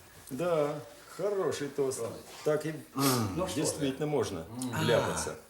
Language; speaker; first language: Russian; native; Russian